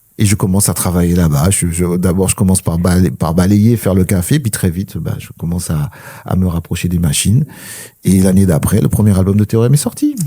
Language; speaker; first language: French; early bilingual, other home language; Spanish